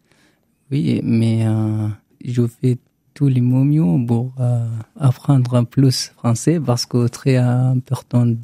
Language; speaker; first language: French; non-native, learner; Arabic